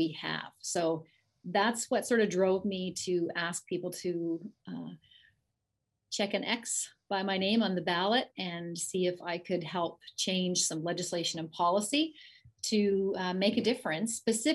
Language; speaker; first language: English; native; English